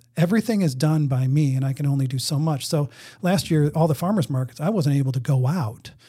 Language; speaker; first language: English; native; English